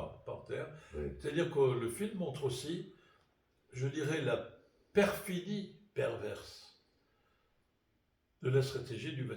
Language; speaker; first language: French; native; French